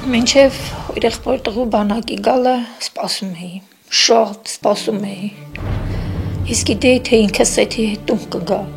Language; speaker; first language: Armenian; native; Armenian